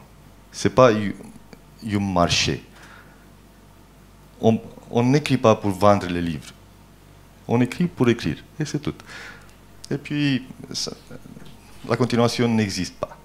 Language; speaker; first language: French; non-native, fluent; Romanian